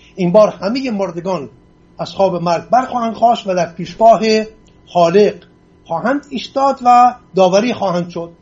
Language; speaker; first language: Persian; non-native, local second language; Assyrian Neo-Aramaic